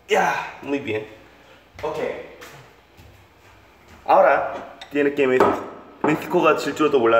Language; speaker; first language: Spanish; non-native, learner; Korean